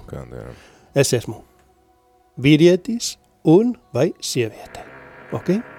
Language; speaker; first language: Latvian; non-native, learner; Spanish